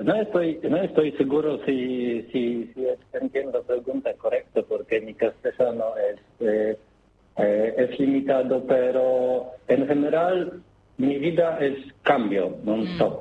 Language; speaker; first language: Spanish; non-native, learner; Polish